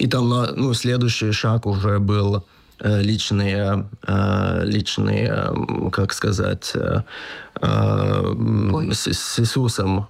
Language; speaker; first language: Russian; non-native, learner; Lithuanian